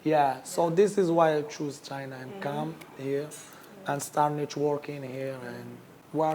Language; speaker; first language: English; non-native, learner; Arabic